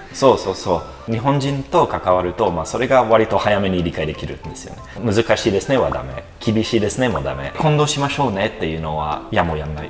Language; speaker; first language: Japanese; non-native, fluent; French